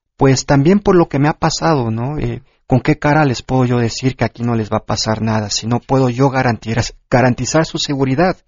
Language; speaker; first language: Spanish; early bilingual, heritage; Spanish